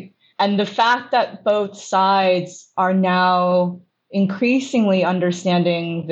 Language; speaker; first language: English; native; English